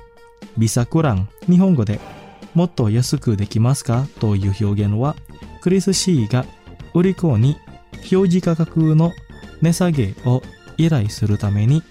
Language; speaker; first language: Japanese; non-native, fluent; Indonesian